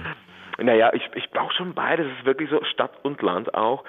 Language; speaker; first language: German; non-native, fluent; Czech